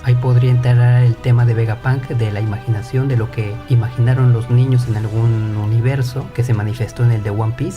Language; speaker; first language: Spanish; native; Spanish